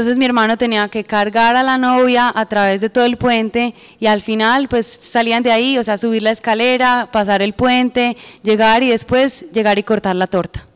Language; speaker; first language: Spanish; native; Spanish